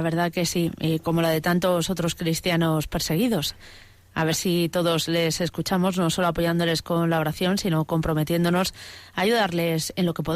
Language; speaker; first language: Spanish; native; Spanish